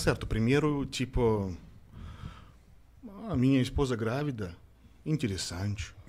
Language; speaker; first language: Portuguese; non-native, learner; Russian